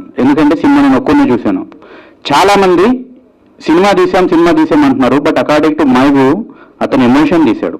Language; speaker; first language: Telugu; native; Telugu